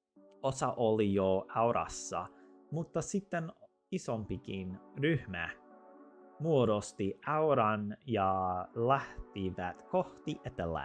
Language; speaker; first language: Finnish; non-native, learner; English